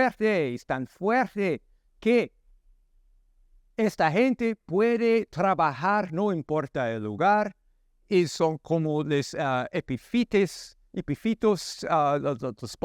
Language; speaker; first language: Spanish; non-native, learner; English